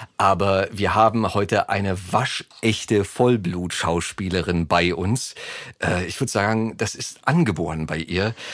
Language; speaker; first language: German; native; German